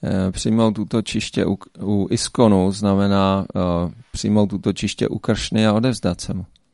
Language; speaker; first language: Czech; native; Czech